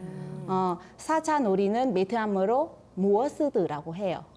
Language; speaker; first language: Korean; non-native, fluent; Vietnamese